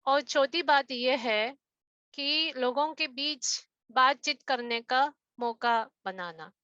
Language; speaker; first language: Hindi; non-native, fluent; Japanese